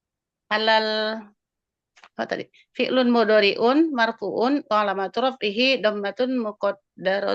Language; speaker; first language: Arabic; non-native, learner; Indonesian